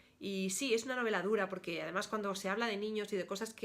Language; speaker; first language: Spanish; native; Spanish